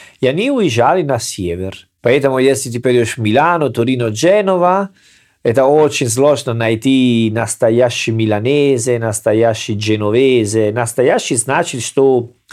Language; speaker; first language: Russian; non-native, learner; Italian